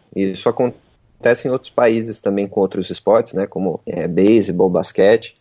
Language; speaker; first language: Portuguese; native; Portuguese